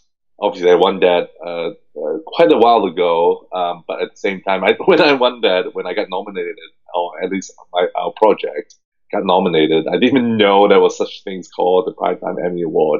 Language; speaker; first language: English; early bilingual, other home language; Cantonese